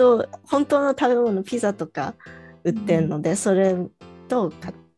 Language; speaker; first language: Japanese; early bilingual, heritage; Japanese